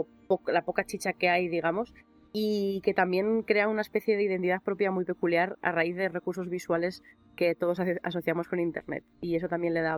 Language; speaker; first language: Spanish; native; Spanish